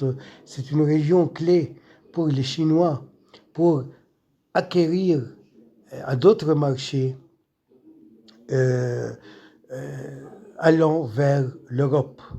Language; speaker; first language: French; non-native, local second language; Arabic